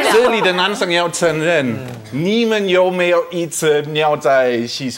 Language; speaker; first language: Chinese; non-native, fluent; German